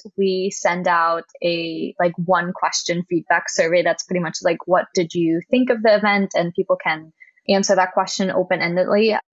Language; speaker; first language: English; non-native, fluent; German